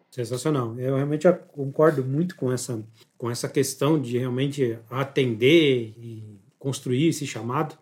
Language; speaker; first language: Portuguese; native; Portuguese